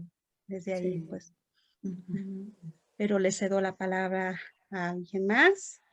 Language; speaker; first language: Spanish; native; Spanish